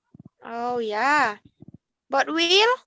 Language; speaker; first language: English; non-native, learner; Indonesian